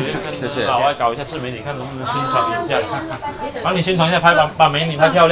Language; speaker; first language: Chinese; native; Chinese